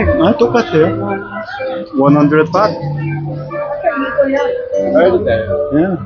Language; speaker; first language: Korean; non-native, learner; Thai